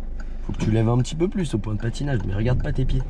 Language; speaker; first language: French; native; French